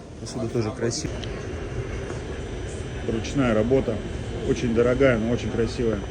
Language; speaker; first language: Russian; native; Russian